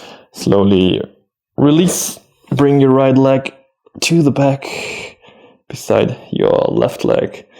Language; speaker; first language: English; non-native, fluent; German